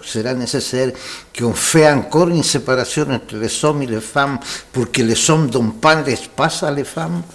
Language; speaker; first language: French; non-native, fluent; Spanish